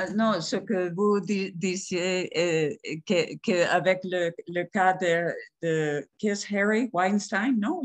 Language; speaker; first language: French; non-native, fluent; Spanish